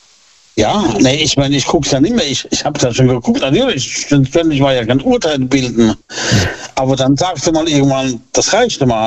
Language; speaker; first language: German; native; German